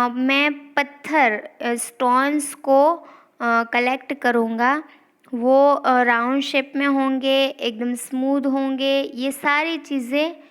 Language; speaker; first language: Hindi; non-native, local second language; Gujarati